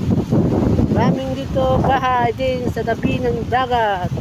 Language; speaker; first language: Filipino; non-native, learner; German